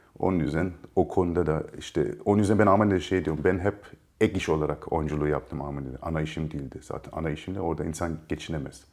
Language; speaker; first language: Turkish; early bilingual, heritage; Turkish